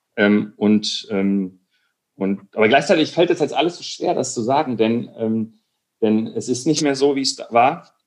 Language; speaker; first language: German; native; German